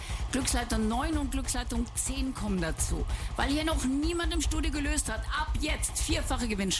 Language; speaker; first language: German; native; German